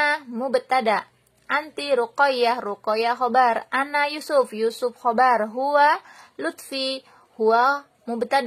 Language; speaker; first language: Arabic; non-native, fluent; Indonesian